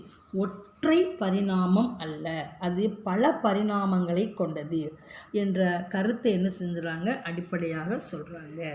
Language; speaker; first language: Tamil; native; Tamil